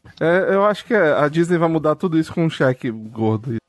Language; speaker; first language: Portuguese; native; Portuguese